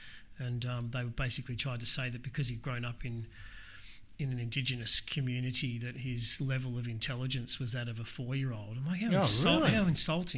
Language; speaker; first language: English; native; English